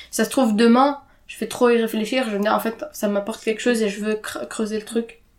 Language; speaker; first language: French; non-native, fluent; Arabic